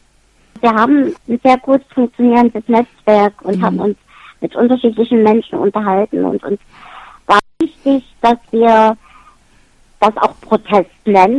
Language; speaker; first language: German; native; German